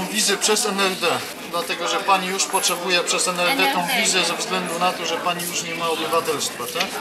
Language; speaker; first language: Polish; native; Polish